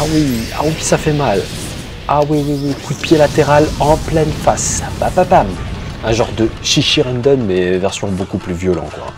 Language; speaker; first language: French; early bilingual, other home language; Vietnamese